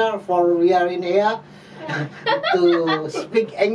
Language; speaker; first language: English; non-native, learner; Indonesian